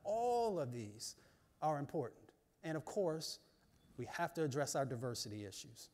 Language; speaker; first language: English; native; English